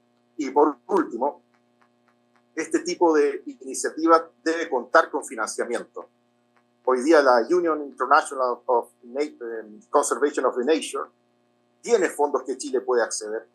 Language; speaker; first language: Spanish; native; Spanish